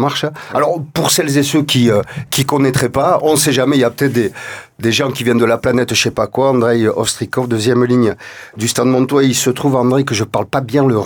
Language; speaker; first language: French; native; French